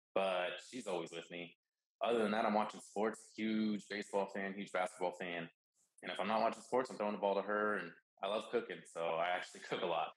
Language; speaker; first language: English; native; English